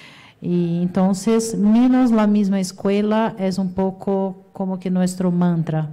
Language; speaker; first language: Spanish; non-native, fluent; Portuguese